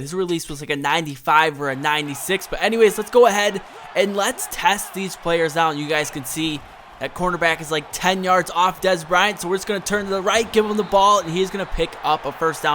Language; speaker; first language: English; native; English